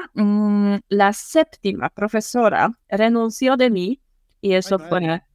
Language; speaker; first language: Spanish; non-native, fluent; Polish